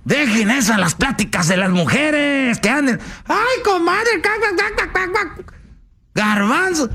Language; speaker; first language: Spanish; native; Spanish